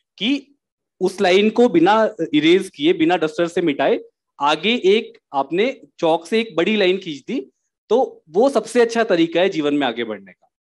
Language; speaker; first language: Hindi; native; Hindi